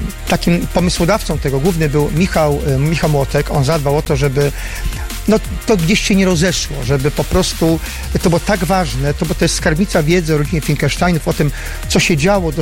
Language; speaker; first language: Polish; native; Polish